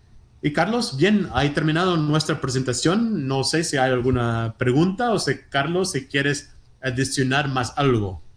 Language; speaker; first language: Spanish; non-native, fluent; Portuguese